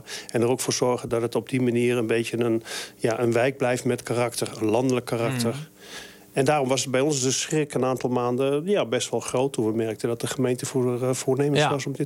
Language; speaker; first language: Dutch; native; Dutch